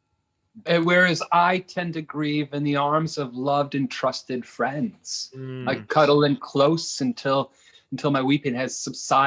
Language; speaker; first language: English; native; English